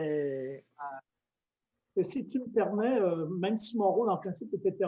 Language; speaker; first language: French; native; French